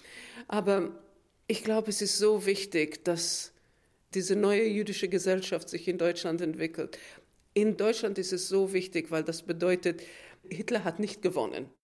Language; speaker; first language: German; non-native, fluent; Hebrew